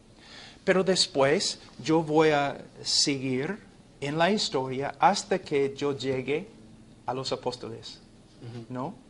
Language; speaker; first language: Spanish; non-native, fluent; English